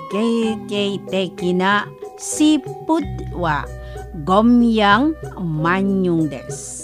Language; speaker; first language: Japanese; non-native, fluent; Indonesian